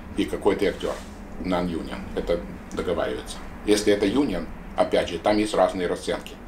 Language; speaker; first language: Russian; native; Russian